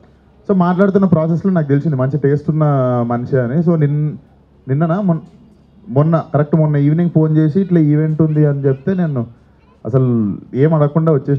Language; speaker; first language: Telugu; native; Telugu